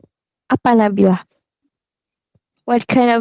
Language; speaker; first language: English; non-native, fluent; Indonesian